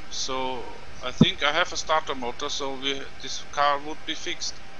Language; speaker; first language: English; non-native, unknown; German